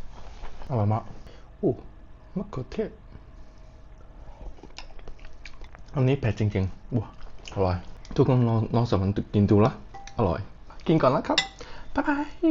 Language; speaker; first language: Thai; non-native, learner; English